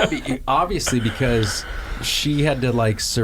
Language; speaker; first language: English; native; English